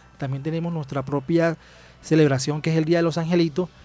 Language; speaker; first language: Spanish; native; Spanish